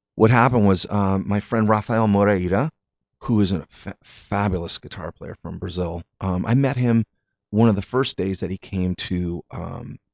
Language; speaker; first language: English; native; English